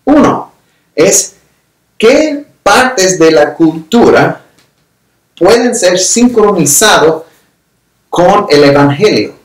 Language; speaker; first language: Spanish; non-native, fluent; English